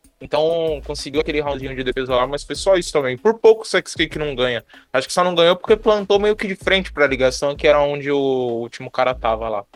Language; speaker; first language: Portuguese; native; Portuguese